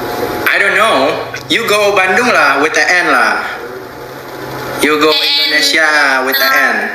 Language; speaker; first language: English; non-native, learner; Indonesian